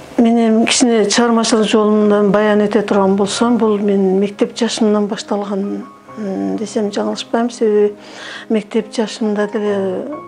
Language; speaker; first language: Kyrgyz; native; Kyrgyz